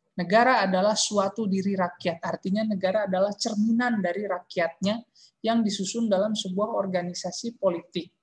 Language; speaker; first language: Malay; non-native, local second language; Sundanese